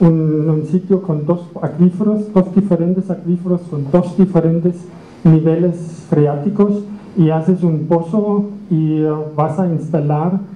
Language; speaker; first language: Spanish; non-native, fluent; German